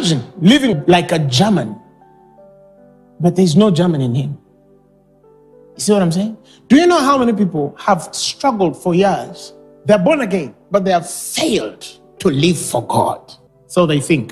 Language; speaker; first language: English; non-native, local second language; Ganda